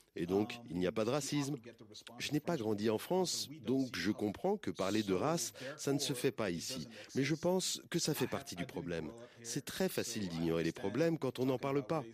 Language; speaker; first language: French; non-native, fluent; English